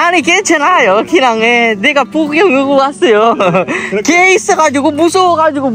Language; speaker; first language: Korean; non-native, fluent; Sinhala